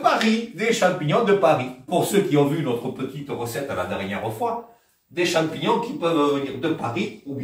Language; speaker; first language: French; native; French